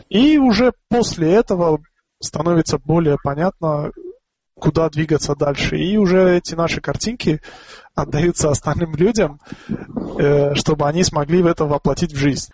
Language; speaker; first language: Russian; non-native, local second language; Tajik